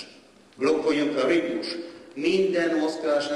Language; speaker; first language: Hungarian; non-native, learner; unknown